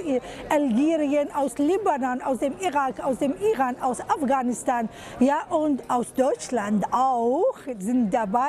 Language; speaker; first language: German; non-native, fluent; Arabic